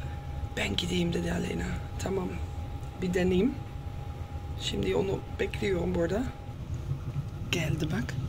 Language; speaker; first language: Turkish; non-native, learner; Dutch